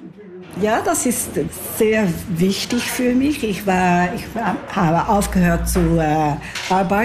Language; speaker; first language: German; non-native, fluent; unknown